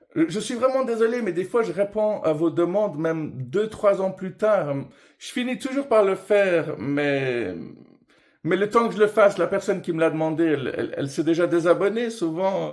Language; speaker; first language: French; early bilingual, other home language; Persian